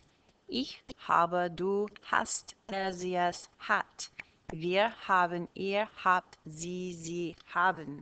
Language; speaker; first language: German; non-native, fluent; English